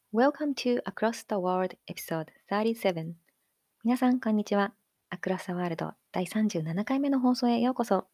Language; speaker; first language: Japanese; native; Japanese